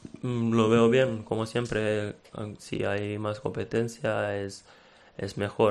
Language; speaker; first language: Spanish; non-native, fluent; Serbian